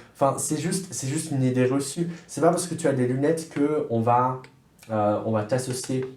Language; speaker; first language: French; early bilingual, other home language; German